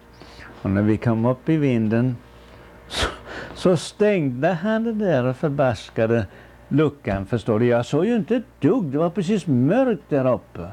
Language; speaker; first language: Swedish; early bilingual, heritage; Swedish